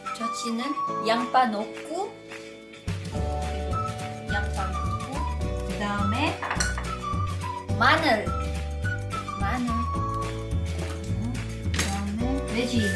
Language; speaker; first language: Korean; non-native, fluent; Cebuano